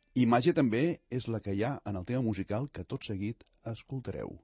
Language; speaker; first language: Catalan; native; Catalan